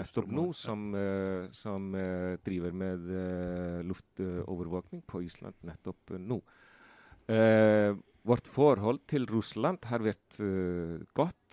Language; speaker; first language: Norwegian; non-native, fluent; Icelandic